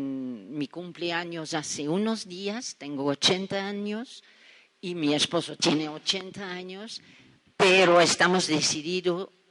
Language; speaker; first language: Spanish; non-native, fluent; French